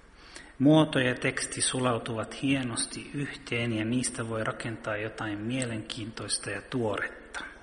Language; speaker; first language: Finnish; early bilingual, heritage; Finnish